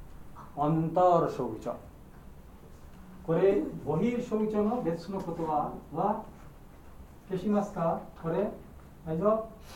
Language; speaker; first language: Japanese; non-native, learner; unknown